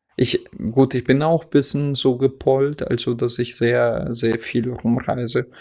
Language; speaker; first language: German; non-native, fluent; Russian